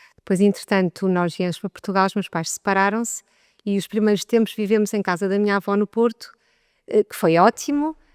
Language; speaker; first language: Portuguese; native; Portuguese